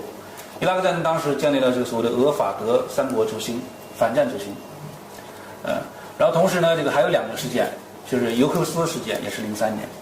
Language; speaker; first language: Chinese; native; Chinese